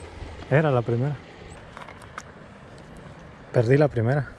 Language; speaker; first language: Spanish; native; Spanish